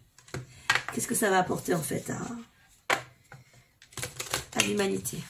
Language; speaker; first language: French; native; French